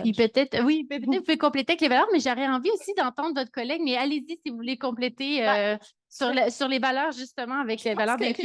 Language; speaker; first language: French; native; French